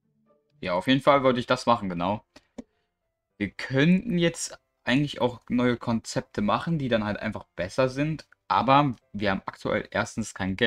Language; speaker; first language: German; native; German